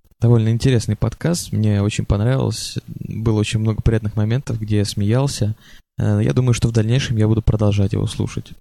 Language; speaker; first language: Russian; native; Russian